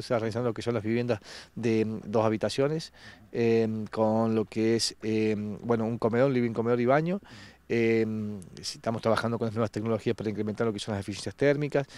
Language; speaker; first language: Spanish; native; Spanish